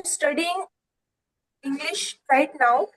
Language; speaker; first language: English; non-native, learner; Marathi